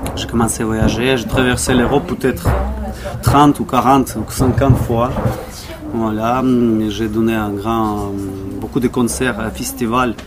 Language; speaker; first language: French; non-native, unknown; Russian